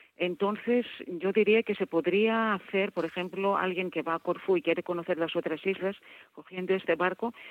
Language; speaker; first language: Spanish; non-native, fluent; Greek